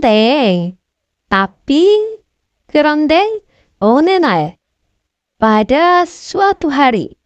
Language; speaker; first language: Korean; non-native, fluent; Indonesian